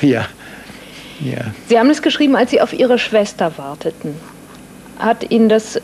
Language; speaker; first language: German; native; German